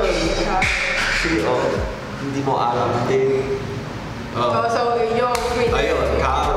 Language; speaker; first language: Filipino; non-native, learner; English